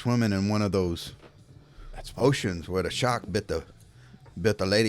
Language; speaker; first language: English; native; English